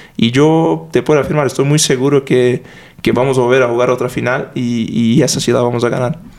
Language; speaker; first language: Spanish; non-native, fluent; Portuguese